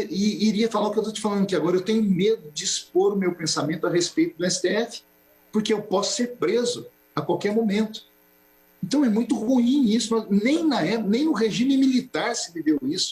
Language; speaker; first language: Portuguese; native; Portuguese